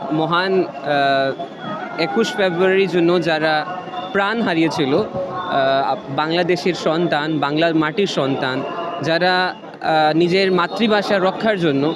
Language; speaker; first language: Bangla; non-native, fluent; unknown